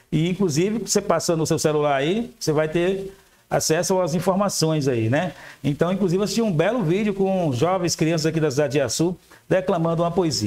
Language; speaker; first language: Portuguese; native; Portuguese